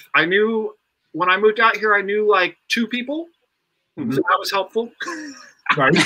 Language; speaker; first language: English; native; English